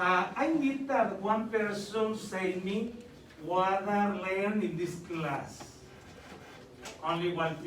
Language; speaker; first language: English; non-native, learner; Spanish